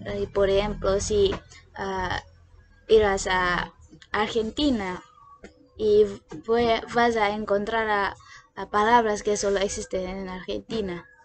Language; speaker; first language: Spanish; non-native, learner; Indonesian